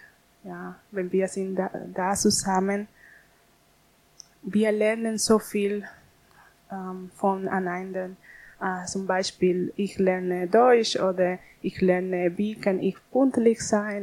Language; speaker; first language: German; non-native, learner; Spanish